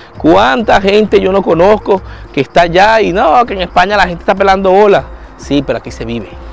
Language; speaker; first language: Spanish; native; Spanish